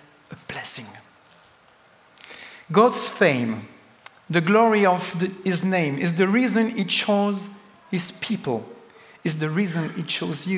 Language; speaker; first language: English; non-native, fluent; French